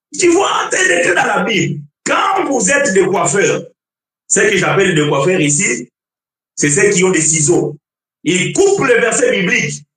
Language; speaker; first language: French; non-native, fluent; Portuguese